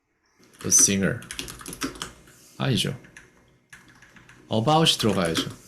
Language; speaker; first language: Korean; native; Korean